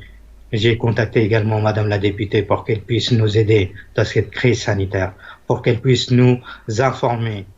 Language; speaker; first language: French; non-native, fluent; Bangla